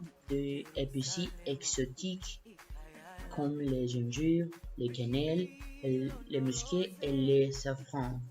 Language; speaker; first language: French; non-native, learner; Spanish